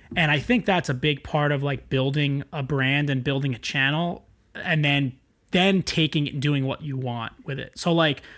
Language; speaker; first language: English; native; English